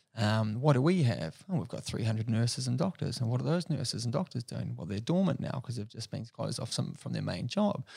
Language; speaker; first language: English; native; English